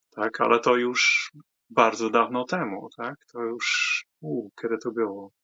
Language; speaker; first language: Polish; non-native, fluent; Dutch